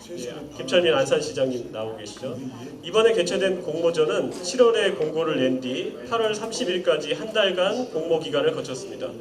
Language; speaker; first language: Korean; native; Korean